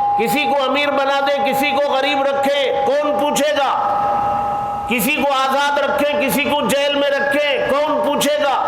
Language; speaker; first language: Urdu; native; Urdu